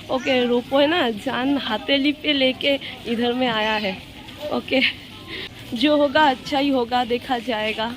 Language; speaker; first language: Hindi; non-native, local second language; Bangla